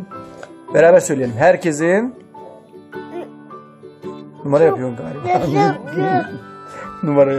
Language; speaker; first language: Turkish; native; Turkish